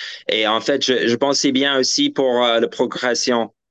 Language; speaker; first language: French; non-native, fluent; English